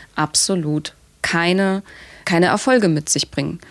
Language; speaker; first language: German; native; German